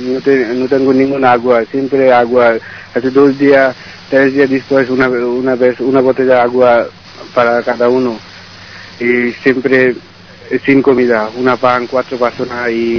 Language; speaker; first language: Spanish; non-native, learner; Bangla